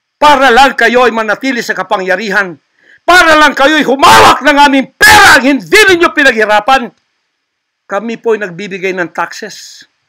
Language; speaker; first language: Filipino; native; Filipino